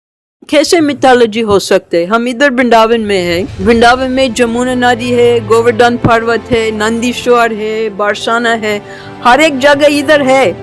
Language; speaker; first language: Hindi; non-native, fluent; English